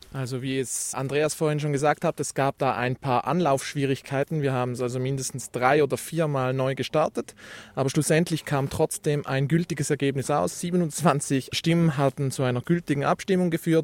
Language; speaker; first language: German; native; German